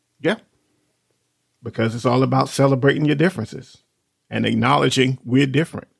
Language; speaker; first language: English; native; English